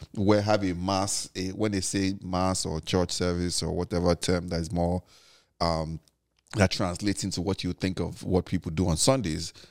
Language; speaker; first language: English; non-native, local second language; Igbo